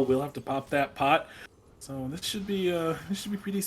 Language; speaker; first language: English; native; English